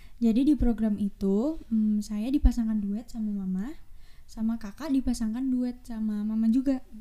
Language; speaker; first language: Indonesian; native; Indonesian